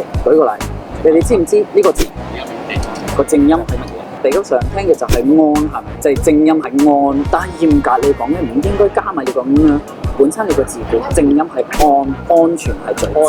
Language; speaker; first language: Cantonese; non-native, fluent; English